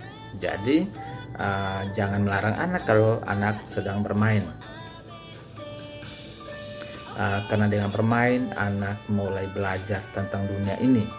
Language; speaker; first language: Indonesian; native; Indonesian